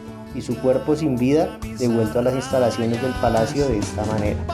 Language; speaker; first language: Spanish; native; Spanish